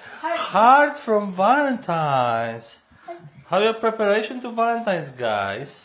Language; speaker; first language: English; non-native, learner; Polish